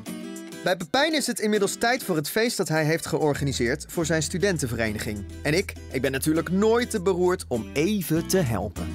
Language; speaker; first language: Dutch; native; Dutch